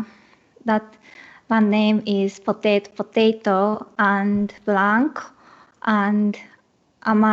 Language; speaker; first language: English; non-native, learner; Japanese